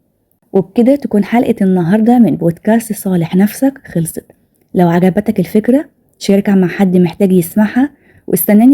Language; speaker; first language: Arabic; native; Arabic